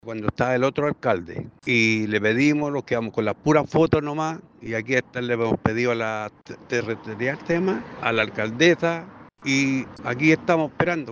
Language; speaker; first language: Spanish; native; Spanish